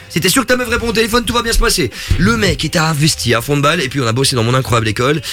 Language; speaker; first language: French; native; French